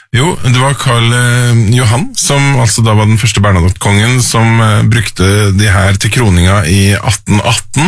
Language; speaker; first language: Norwegian; native; Norwegian